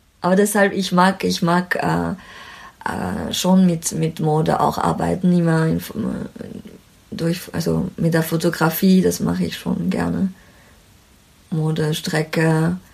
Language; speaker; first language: German; non-native, fluent; French